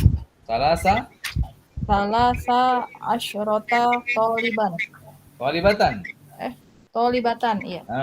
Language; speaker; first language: Arabic; non-native, learner; Indonesian